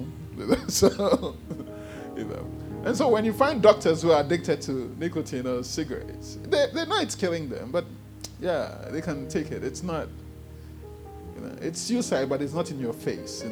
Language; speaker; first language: English; non-native, local second language; Akan